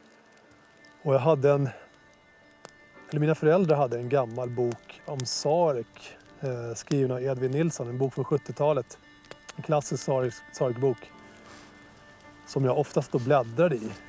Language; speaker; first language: Swedish; native; Swedish